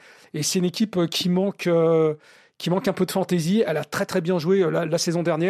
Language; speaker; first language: French; native; French